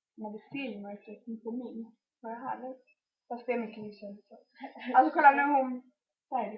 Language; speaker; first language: Swedish; native; Swedish